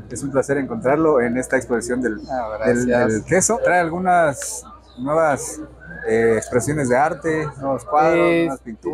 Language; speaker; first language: Spanish; native; Spanish